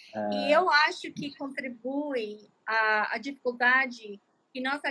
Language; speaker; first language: Portuguese; non-native, fluent; English